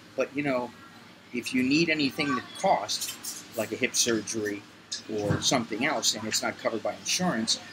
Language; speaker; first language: English; native; English